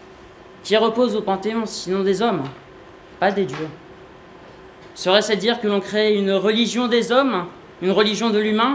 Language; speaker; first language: French; native; French